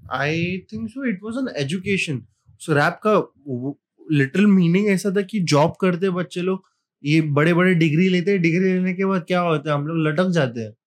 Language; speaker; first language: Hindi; non-native, local second language; Marathi